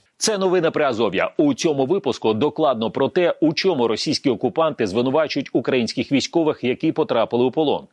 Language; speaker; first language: Ukrainian; native; Ukrainian